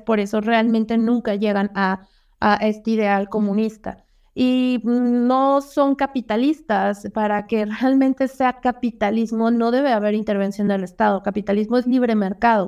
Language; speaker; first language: Spanish; native; Spanish